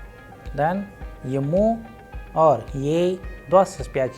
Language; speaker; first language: Russian; non-native, fluent; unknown